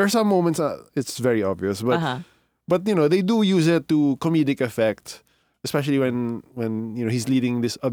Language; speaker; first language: English; non-native, local second language; Filipino